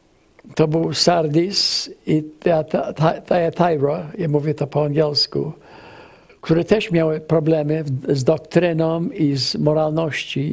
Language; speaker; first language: Polish; early bilingual, heritage; English